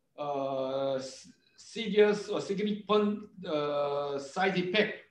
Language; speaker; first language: English; non-native, learner; Korean